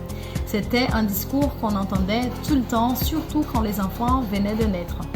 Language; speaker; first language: French; non-native, fluent; Portuguese